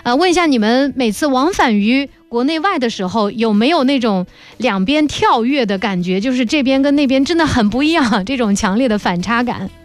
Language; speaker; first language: Chinese; native; Chinese